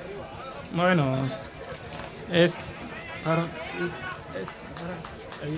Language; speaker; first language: Spanish; non-native, learner; Mandingo